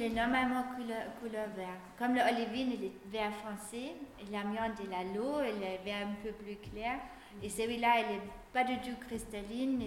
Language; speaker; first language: French; non-native, fluent; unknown